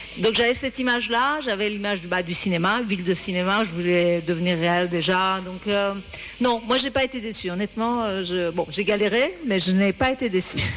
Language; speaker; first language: French; non-native, fluent; Persian